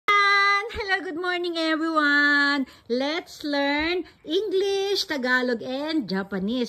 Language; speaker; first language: English; non-native, local second language; Filipino